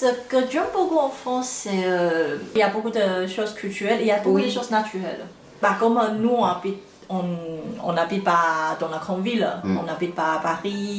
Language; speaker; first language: French; non-native, fluent; Chinese